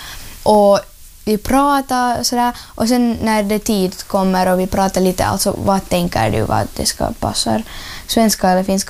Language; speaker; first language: Swedish; non-native, learner; Ukrainian